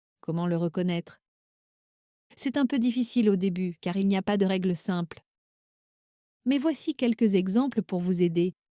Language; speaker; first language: French; native; French